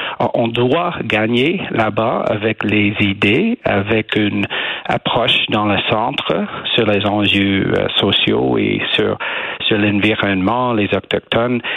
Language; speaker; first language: French; non-native, learner; English